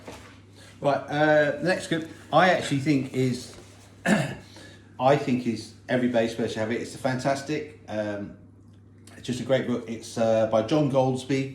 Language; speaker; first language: English; native; English